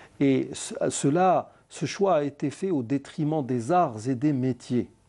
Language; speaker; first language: French; non-native, local second language; Arabic